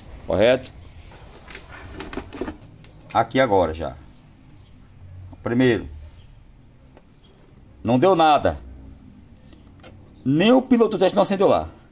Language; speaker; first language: Portuguese; native; Portuguese